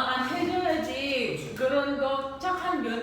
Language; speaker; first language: Korean; non-native, learner; Indonesian